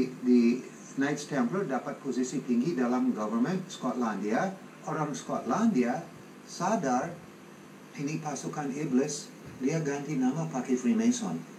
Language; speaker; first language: Indonesian; non-native, fluent; English